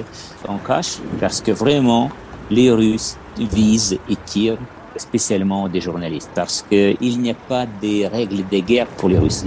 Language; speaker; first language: French; non-native, fluent; Ukrainian